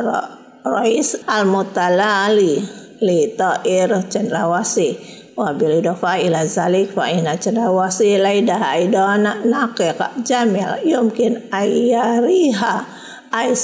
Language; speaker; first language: Arabic; non-native, fluent; Indonesian